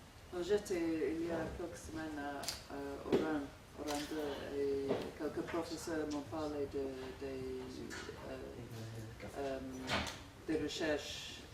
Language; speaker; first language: French; non-native, fluent; English